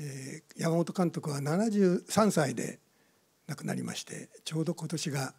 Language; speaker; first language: Japanese; native; Japanese